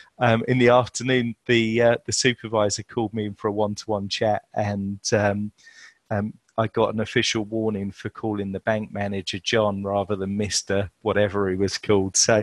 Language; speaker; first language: English; native; English